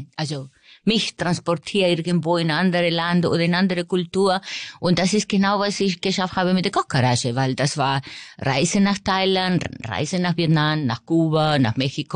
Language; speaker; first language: German; non-native, fluent; Spanish